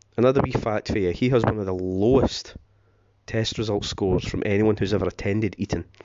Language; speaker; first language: English; native; English